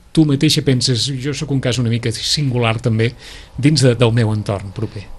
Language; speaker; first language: Catalan; native; Catalan